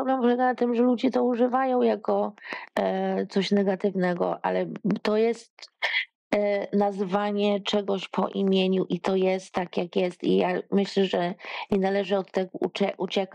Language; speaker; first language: Polish; early bilingual, heritage; Polish